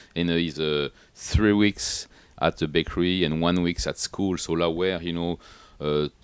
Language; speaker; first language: English; non-native, fluent; French